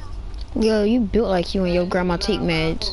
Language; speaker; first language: English; native; English